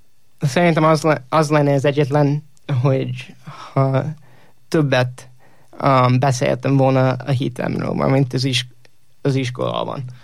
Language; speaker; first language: Hungarian; non-native, learner; English